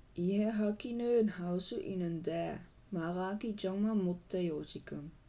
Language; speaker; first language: Korean; non-native, learner; Dutch